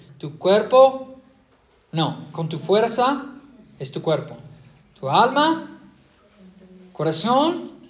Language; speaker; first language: Spanish; non-native, fluent; English